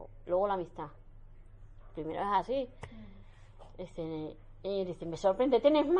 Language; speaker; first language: Spanish; native; Spanish